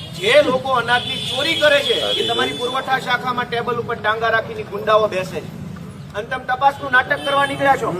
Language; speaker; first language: Gujarati; native; Gujarati